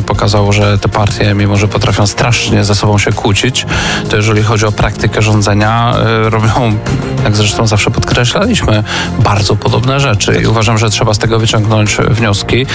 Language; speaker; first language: Polish; native; Polish